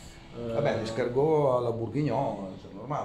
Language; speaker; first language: French; non-native, learner; Italian